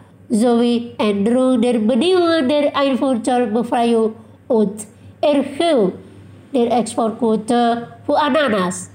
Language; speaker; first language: German; non-native, learner; Indonesian